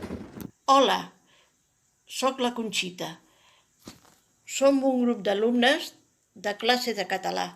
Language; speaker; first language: Catalan; non-native, local second language; Spanish